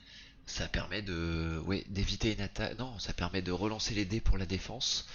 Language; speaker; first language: French; native; French